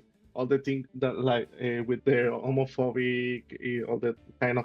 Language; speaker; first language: English; non-native, learner; Spanish